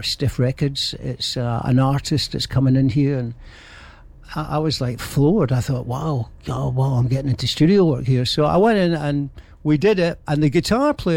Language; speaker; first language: English; native; English